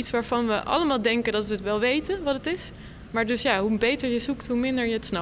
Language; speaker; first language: Dutch; native; Dutch